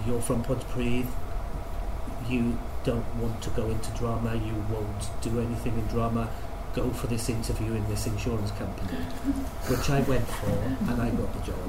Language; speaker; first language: English; native; English